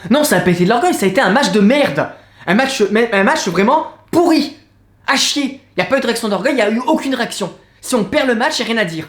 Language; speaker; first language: French; native; French